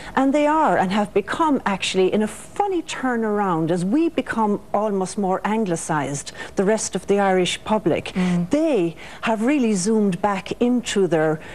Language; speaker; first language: English; native; English